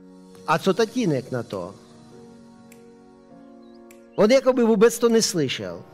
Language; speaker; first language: Czech; non-native, fluent; Russian